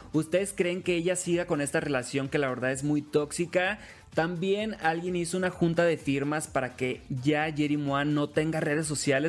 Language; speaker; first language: Spanish; native; Spanish